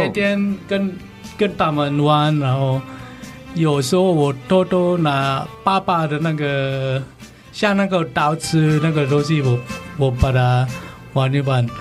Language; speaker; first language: Chinese; non-native, learner; Balinese